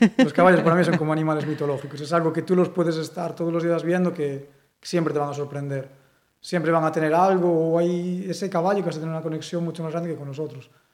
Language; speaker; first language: Spanish; non-native, local second language; Galician